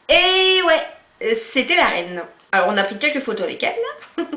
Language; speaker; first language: French; native; French